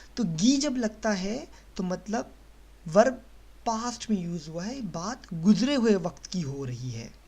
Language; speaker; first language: Urdu; native; Urdu